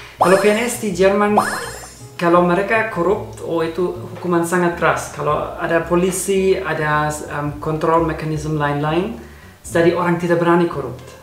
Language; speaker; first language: Indonesian; non-native, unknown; German